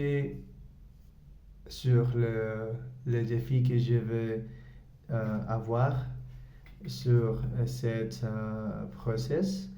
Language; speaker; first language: French; non-native, learner; Spanish